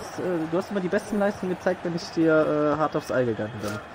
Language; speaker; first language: German; native; German